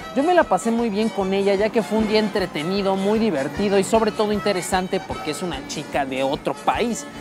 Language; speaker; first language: Spanish; native; Spanish